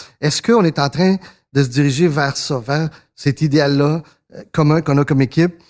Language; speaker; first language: French; early bilingual, other home language; Spanish